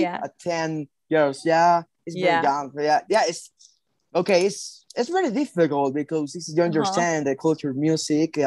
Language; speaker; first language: English; non-native, learner; Spanish